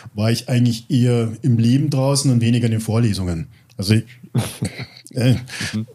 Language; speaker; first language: German; early bilingual, other home language; English